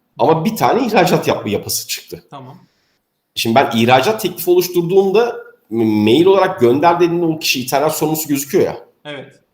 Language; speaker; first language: Turkish; native; Turkish